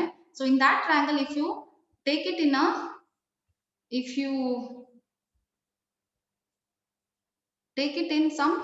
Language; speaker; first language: English; non-native, local second language; Kannada